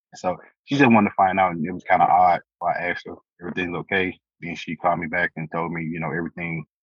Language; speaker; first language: English; native; English